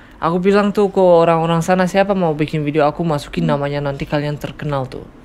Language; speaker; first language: Indonesian; non-native, fluent; Tajik